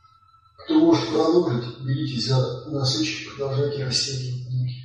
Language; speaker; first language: Russian; native; Russian